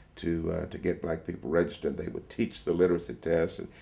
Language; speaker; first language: English; native; English